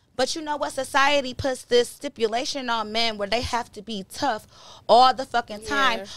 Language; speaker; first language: English; native; English